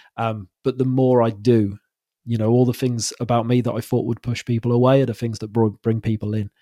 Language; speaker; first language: English; native; English